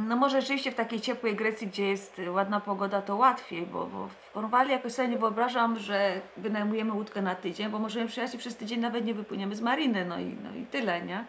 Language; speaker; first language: Polish; native; Polish